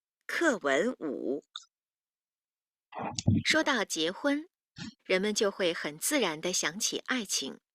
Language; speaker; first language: Chinese; non-native, learner; Indonesian